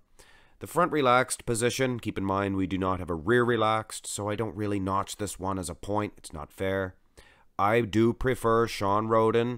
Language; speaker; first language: English; native; English